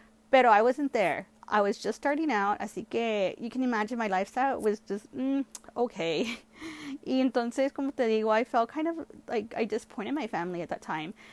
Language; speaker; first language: English; early bilingual, other home language; Spanish